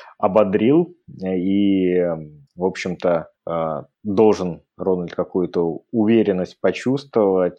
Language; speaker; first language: Russian; native; Russian